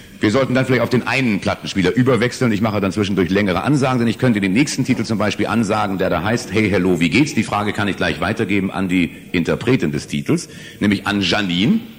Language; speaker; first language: German; native; German